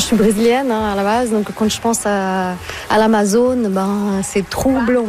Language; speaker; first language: French; non-native, fluent; Portuguese